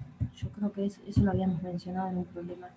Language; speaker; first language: Spanish; native; Spanish